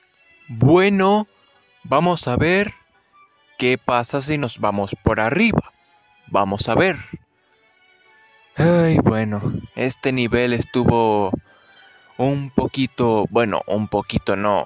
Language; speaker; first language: Spanish; native; Spanish